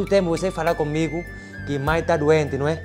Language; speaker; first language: Portuguese; non-native, learner; Vietnamese